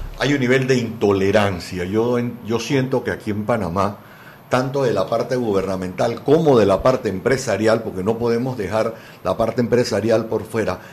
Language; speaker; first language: Spanish; native; Spanish